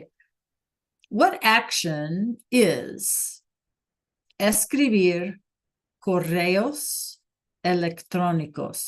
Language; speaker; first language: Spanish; non-native, fluent; English